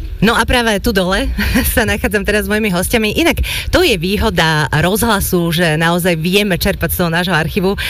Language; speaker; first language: Slovak; native; Slovak